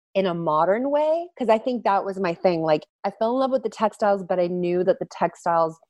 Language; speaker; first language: English; early bilingual, other home language; Turkish